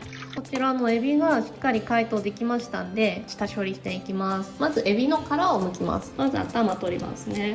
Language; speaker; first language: Japanese; native; Japanese